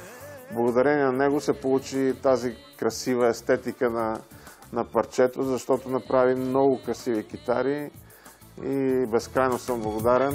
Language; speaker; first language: Bulgarian; native; Bulgarian